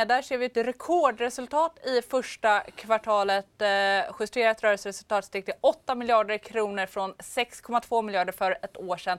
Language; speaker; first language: Swedish; native; Swedish